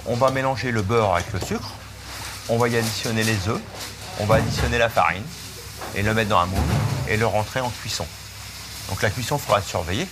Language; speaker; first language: French; native; French